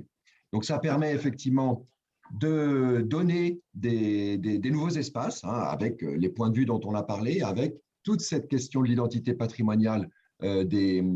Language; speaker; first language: French; native; French